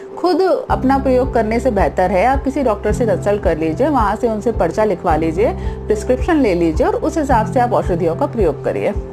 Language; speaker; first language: Hindi; native; Hindi